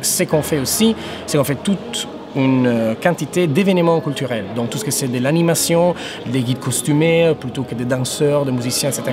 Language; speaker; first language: French; non-native, fluent; Italian